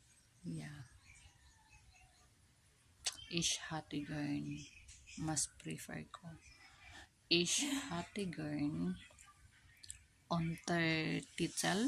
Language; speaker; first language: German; non-native, learner; Filipino